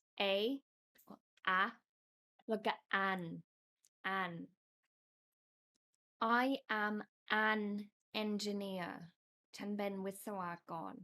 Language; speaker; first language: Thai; non-native, fluent; English